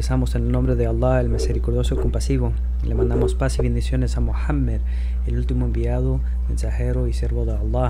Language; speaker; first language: Spanish; early bilingual, heritage; Spanish